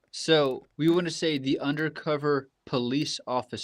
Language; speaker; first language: English; native; English